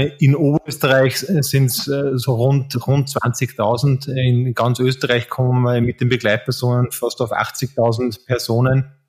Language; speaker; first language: German; native; German